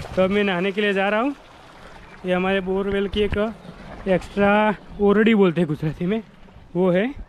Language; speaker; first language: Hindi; non-native, local second language; Gujarati